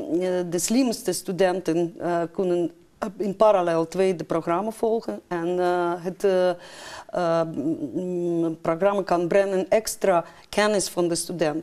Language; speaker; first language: Dutch; non-native, fluent; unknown